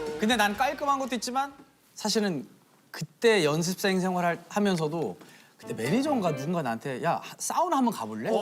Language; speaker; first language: Korean; early bilingual, heritage; Korean